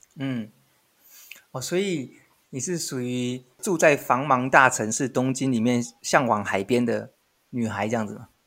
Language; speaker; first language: Chinese; native; Chinese